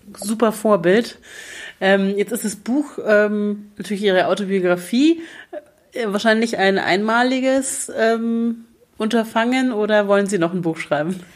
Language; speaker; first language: German; native; German